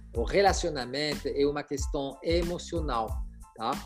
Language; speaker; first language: Portuguese; non-native, fluent; French